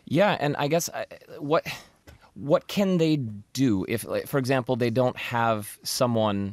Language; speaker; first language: English; native; English